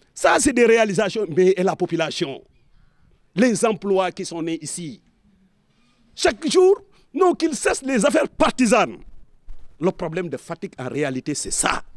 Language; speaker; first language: French; non-native, local second language; Serer